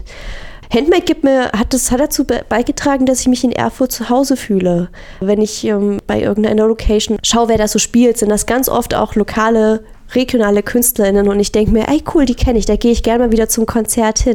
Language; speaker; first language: German; native; German